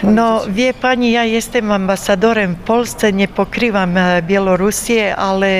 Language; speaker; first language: Polish; non-native, fluent; Bosnian